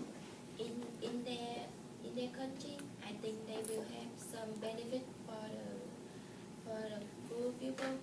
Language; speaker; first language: English; non-native, learner; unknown